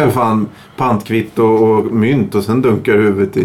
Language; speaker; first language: Swedish; native; Swedish